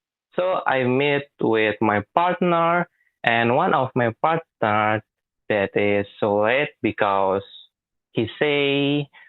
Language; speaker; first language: English; non-native, learner; Indonesian